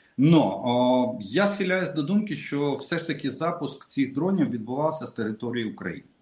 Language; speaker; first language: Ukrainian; non-native, local second language; Russian